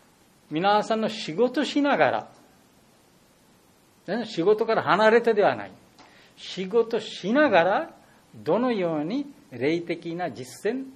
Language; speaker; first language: Japanese; non-native, learner; Bangla